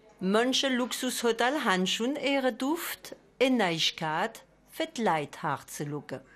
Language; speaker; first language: German; non-native, local second language; French